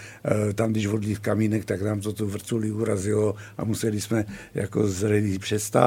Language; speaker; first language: Czech; native; Czech